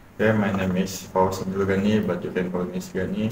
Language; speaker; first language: English; non-native, learner; Indonesian